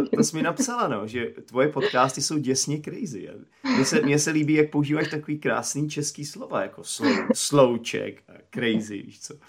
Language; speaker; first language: Czech; native; Czech